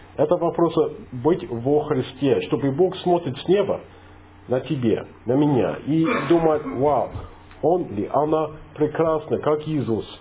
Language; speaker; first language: Russian; non-native, fluent; English